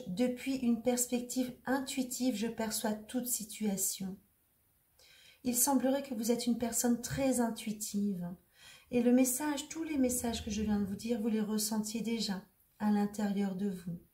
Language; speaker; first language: French; native; French